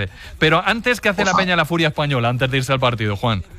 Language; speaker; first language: Spanish; native; Spanish